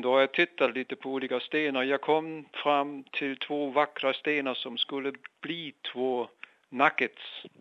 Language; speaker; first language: Swedish; non-native, fluent; German